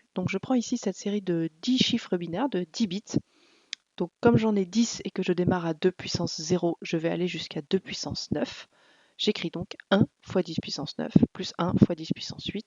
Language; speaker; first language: French; native; French